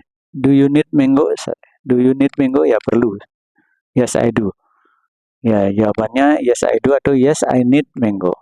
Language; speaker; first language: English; non-native, learner; Indonesian